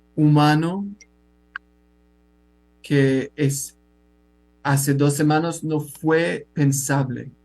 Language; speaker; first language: Spanish; non-native, fluent; Hebrew